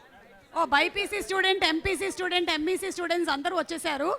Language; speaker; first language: Telugu; native; Telugu